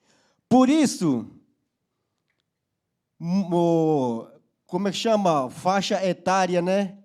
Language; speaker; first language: Portuguese; non-native, local second language; Yanomámi